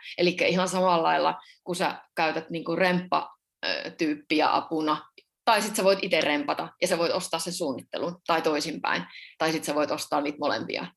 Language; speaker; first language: Finnish; native; Finnish